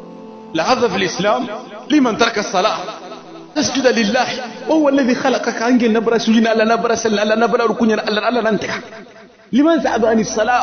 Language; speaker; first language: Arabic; non-native, fluent; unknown